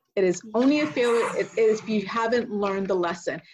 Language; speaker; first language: English; native; English